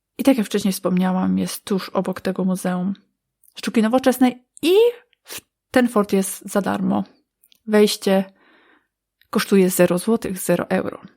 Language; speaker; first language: Polish; native; Polish